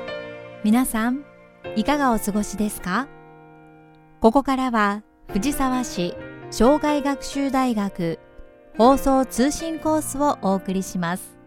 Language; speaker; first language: Japanese; native; Japanese